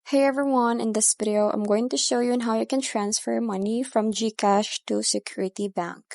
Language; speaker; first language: English; non-native, local second language; Filipino